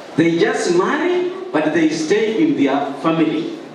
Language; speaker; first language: English; non-native, local second language; Swahili